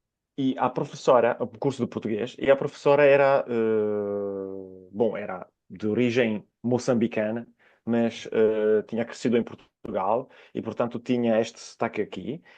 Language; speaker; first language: Portuguese; non-native, fluent; Italian